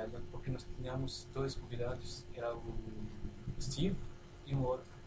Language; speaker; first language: Portuguese; non-native, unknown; French